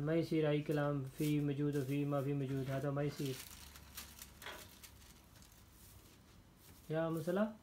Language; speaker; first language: Arabic; non-native, learner; Urdu